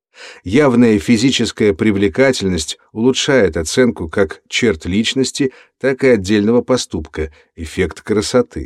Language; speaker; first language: Russian; native; Russian